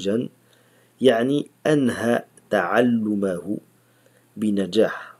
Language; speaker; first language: Arabic; non-native, fluent; French